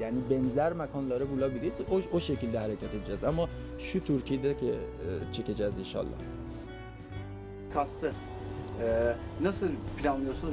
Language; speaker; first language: Turkish; non-native, fluent; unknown